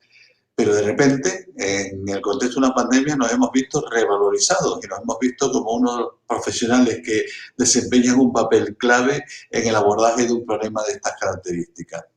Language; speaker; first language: Spanish; native; Spanish